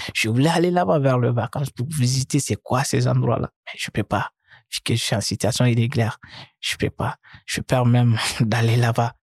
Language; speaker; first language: French; non-native, local second language; Fula